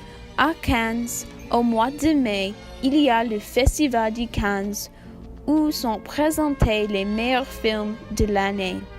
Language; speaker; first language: French; non-native, learner; English